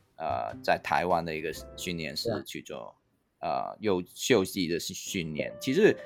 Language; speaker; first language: Chinese; non-native, fluent; Cantonese